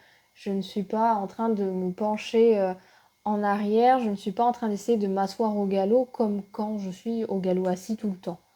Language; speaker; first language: French; native; French